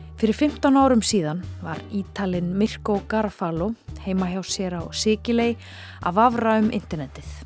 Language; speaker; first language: Icelandic; native; Icelandic